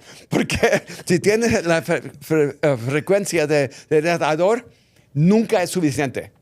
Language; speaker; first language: Spanish; early bilingual, heritage; English